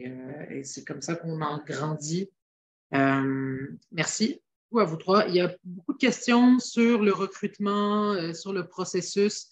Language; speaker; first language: French; native; French